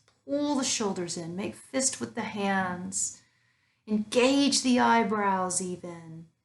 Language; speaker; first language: English; native; English